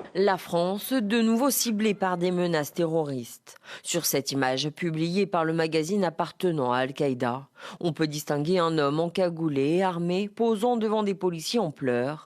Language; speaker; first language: French; native; French